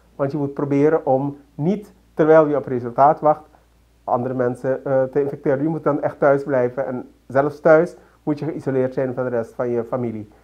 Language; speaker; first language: Dutch; native; Dutch